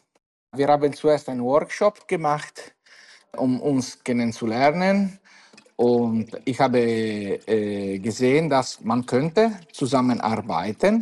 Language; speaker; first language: German; non-native, learner; Italian